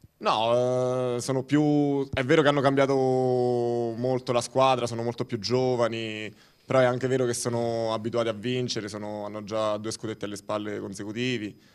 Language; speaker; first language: Italian; native; Italian